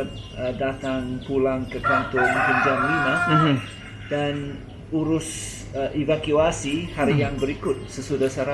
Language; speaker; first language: Indonesian; non-native, fluent; English